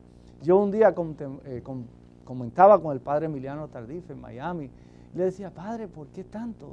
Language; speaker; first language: Spanish; native; Spanish